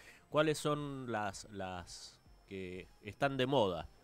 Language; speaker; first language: Spanish; native; Spanish